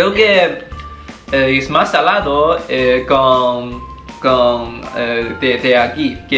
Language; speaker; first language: Spanish; non-native, learner; Chinese